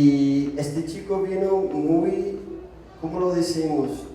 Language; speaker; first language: Spanish; non-native, fluent; English